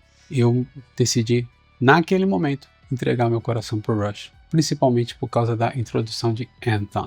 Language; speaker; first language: Portuguese; native; Portuguese